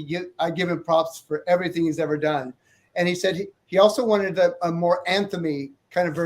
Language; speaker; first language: English; native; English